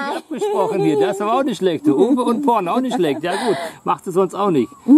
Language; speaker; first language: German; native; German